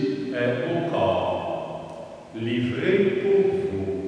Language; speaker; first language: French; native; French